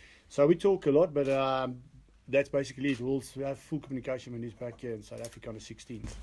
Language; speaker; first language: English; non-native, local second language; Afrikaans